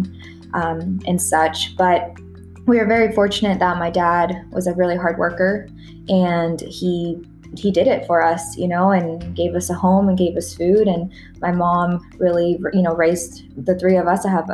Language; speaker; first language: English; early bilingual, other home language; Spanish